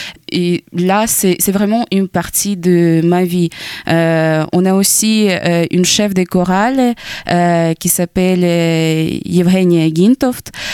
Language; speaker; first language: French; non-native, fluent; Ukrainian